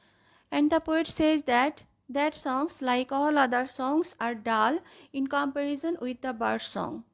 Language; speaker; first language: English; non-native, local second language; Bangla